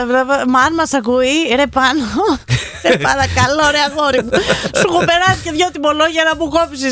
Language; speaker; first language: Greek; native; Greek